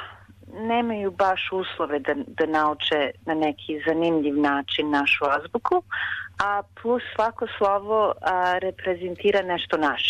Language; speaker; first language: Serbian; early bilingual, heritage; Serbian